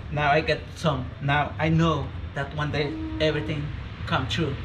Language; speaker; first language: English; non-native, learner; Spanish